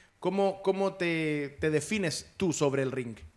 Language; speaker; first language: Spanish; native; Spanish